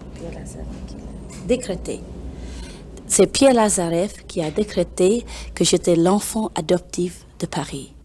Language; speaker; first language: French; non-native, fluent; English